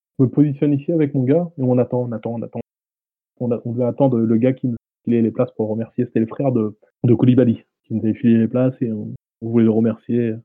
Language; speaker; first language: French; native; French